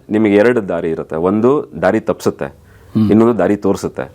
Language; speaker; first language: Kannada; native; Kannada